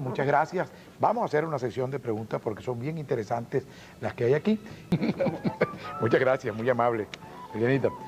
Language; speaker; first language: Spanish; native; Spanish